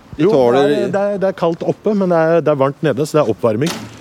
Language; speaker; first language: Norwegian; native; Norwegian